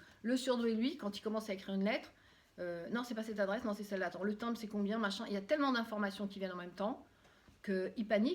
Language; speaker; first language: French; native; French